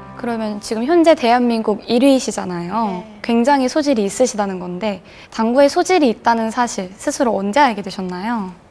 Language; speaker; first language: Korean; native; Korean